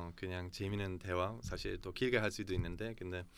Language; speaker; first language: Korean; non-native, fluent; German